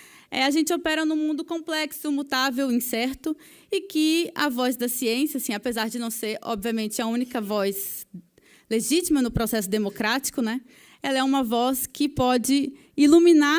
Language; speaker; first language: Portuguese; native; Portuguese